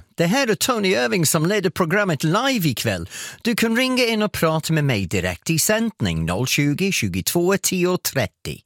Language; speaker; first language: Swedish; non-native, fluent; English